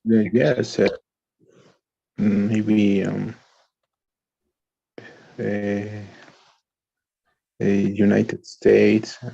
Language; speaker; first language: English; non-native, learner; Spanish